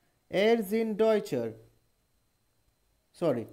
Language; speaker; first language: German; non-native, learner; Hindi